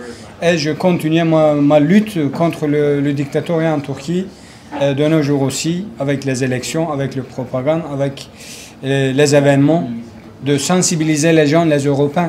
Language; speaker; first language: French; non-native, learner; Kurdish